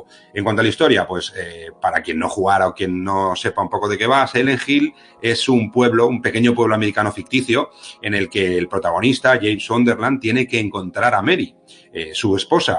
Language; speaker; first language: Spanish; native; Spanish